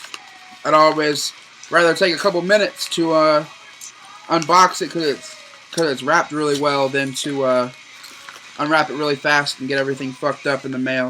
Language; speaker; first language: English; native; English